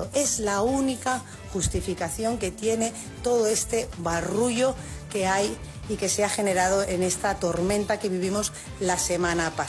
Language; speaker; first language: Spanish; native; Spanish